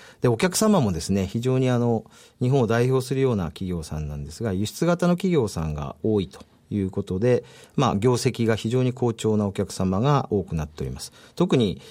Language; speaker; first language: Japanese; native; Japanese